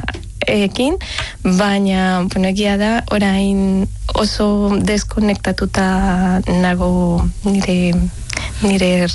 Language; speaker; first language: Basque; non-native, learner; Spanish